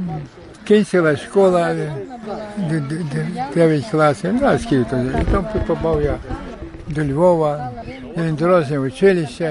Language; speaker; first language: Ukrainian; native; Ukrainian